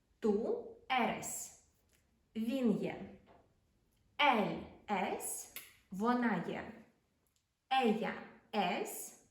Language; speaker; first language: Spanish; non-native, fluent; Ukrainian